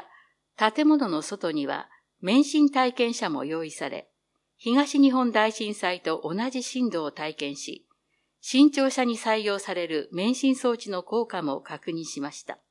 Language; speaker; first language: Japanese; native; Japanese